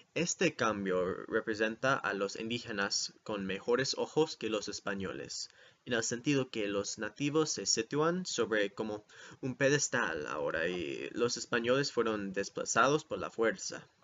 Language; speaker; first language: Spanish; non-native, learner; English